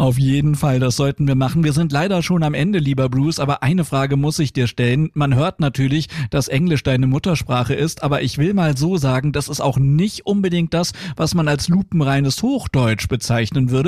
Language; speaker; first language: German; native; German